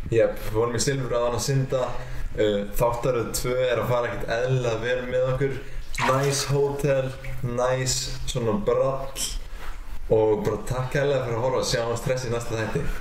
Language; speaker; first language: Icelandic; native; Icelandic